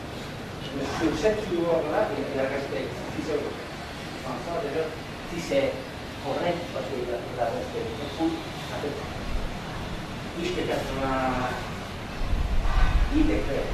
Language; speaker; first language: French; non-native, learner; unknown